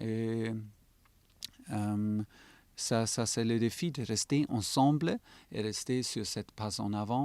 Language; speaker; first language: French; non-native, fluent; German